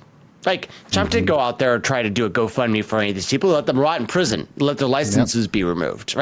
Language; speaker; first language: English; native; English